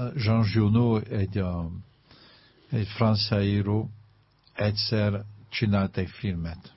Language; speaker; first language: Hungarian; non-native, learner; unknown